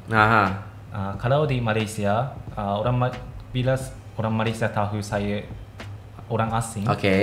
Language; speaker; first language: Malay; non-native, fluent; Japanese